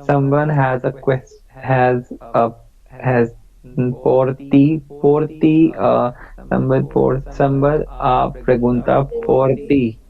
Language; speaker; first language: Spanish; non-native, learner; English